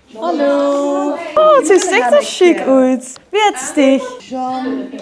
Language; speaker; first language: Dutch; native; Dutch